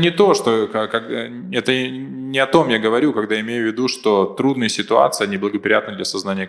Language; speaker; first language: Russian; native; Russian